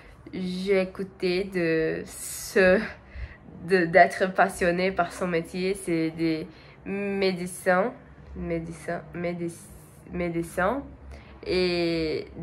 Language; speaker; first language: French; non-native, learner; Portuguese